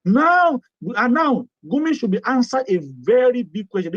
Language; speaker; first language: English; non-native, local second language; Yoruba